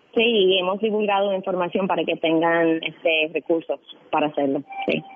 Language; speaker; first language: Spanish; non-native, fluent; English